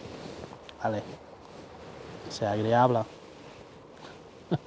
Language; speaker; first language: French; non-native, local second language; Dutch